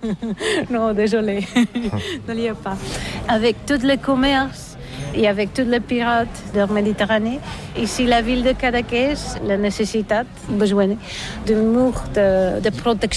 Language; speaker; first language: French; non-native, learner; Catalan